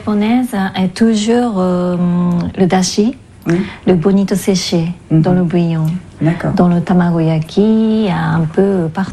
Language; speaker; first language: French; non-native, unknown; Japanese